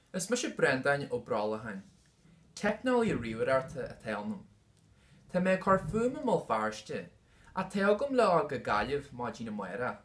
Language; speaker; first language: Irish; non-native, local second language; English